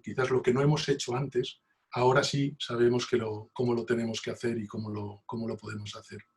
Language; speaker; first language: Spanish; native; Spanish